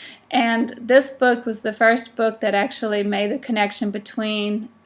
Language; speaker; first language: English; native; English